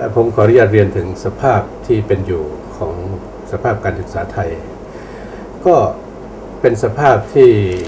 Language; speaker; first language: Thai; non-native, local second language; Northeastern Thai